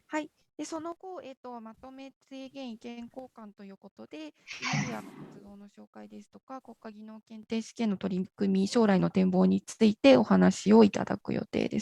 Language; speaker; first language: Japanese; native; Japanese